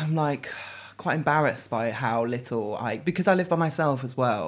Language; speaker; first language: English; native; English